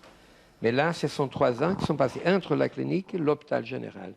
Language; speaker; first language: French; non-native, fluent; Portuguese